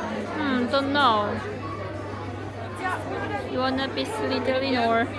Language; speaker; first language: English; non-native, fluent; Korean